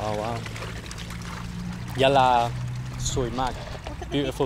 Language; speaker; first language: English; native; English